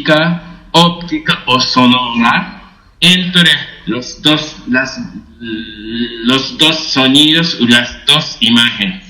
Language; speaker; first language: Spanish; non-native, fluent; Japanese